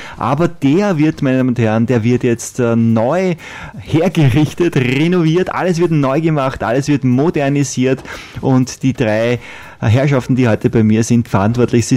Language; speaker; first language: German; native; German